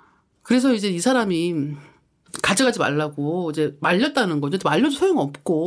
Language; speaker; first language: Korean; native; Korean